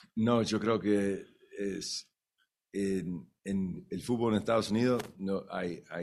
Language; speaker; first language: Spanish; early bilingual, heritage; Spanish